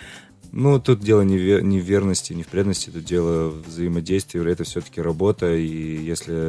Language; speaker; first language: Russian; native; Russian